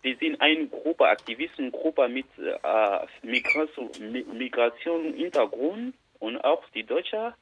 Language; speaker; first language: German; non-native, learner; Bambara